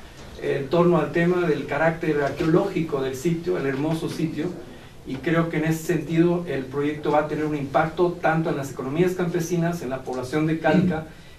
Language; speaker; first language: Spanish; native; Spanish